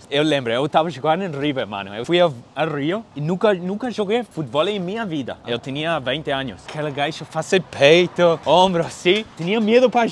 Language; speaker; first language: Portuguese; non-native, fluent; English